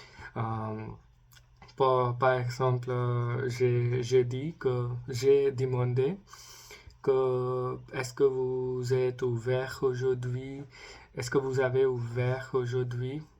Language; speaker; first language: French; non-native, learner; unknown